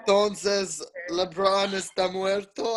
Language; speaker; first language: Spanish; non-native, learner; English